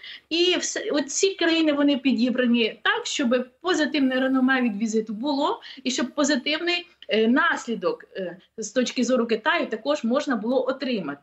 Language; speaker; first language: Ukrainian; native; Ukrainian